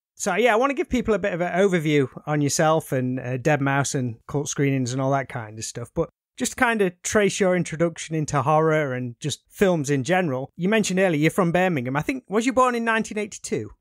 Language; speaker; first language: English; native; English